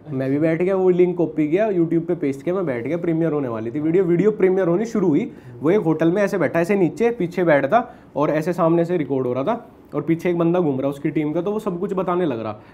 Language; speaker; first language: Hindi; native; Hindi